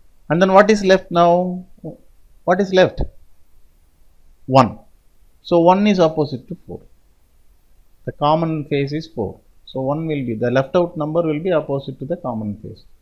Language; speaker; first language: English; non-native, local second language; Tamil